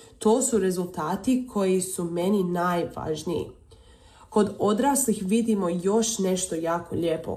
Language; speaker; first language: Serbian; early bilingual, heritage; Croatian